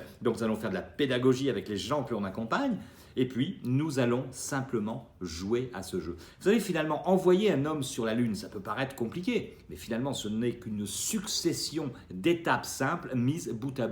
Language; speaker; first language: French; native; French